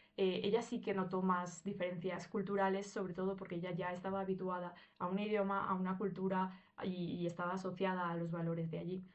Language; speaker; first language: Spanish; early bilingual, other home language; Russian